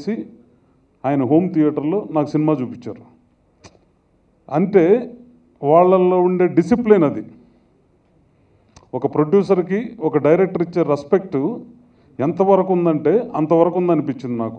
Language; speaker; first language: Telugu; native; Telugu